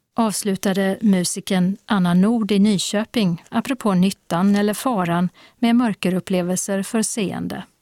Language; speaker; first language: Swedish; native; Swedish